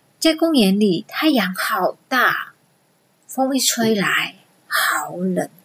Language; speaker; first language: Chinese; non-native, fluent; Vietnamese